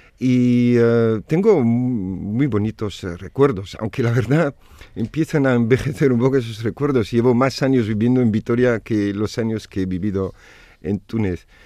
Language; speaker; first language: Spanish; non-native, fluent; Arabic